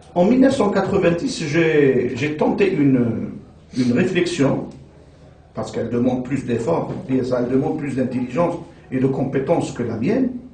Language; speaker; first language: French; non-native, local second language; Arabic